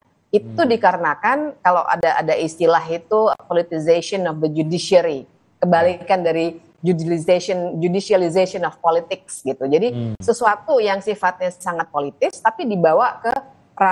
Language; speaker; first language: Indonesian; native; Indonesian